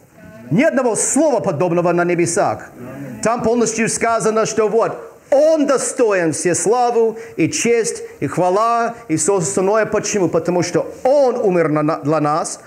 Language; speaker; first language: Russian; non-native, fluent; English